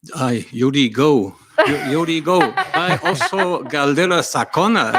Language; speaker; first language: Basque; non-native, learner; English